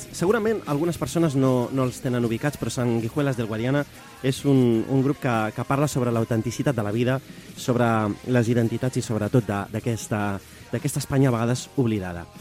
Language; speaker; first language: Catalan; early bilingual, other home language; Arabic